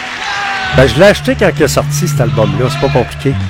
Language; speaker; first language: French; native; French